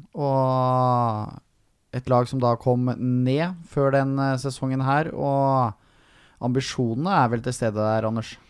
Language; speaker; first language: Norwegian; native; Norwegian